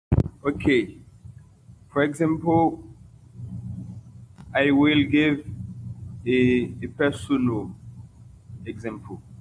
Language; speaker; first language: English; non-native, local second language; Haitian Creole